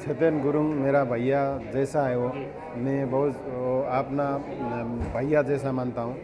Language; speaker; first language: Hindi; non-native, fluent; Nepali